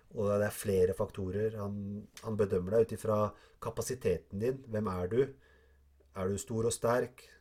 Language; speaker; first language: Norwegian; early bilingual, other home language; Arabic